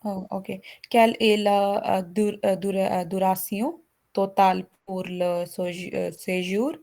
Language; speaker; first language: French; non-native, learner; Hindi